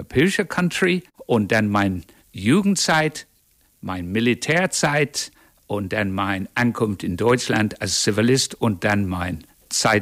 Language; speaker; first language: German; non-native, fluent; English